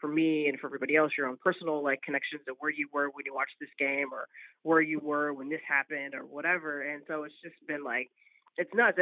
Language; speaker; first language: English; native; English